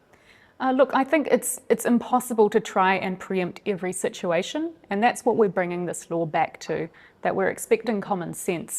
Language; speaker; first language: English; native; English